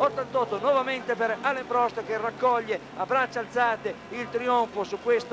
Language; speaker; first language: Italian; native; Italian